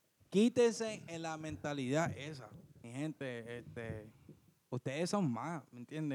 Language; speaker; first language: Spanish; early bilingual, heritage; Spanish